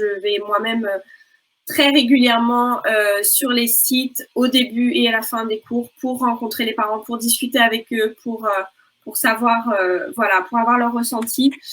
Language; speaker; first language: French; native; French